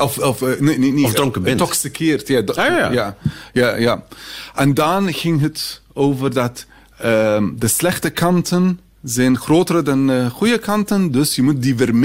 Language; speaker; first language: Dutch; non-native, fluent; Arabic